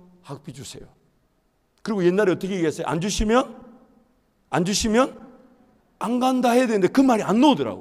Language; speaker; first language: Korean; native; Korean